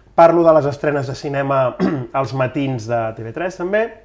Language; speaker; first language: Catalan; native; Catalan